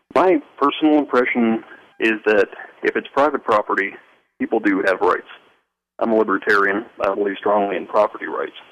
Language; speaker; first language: English; native; English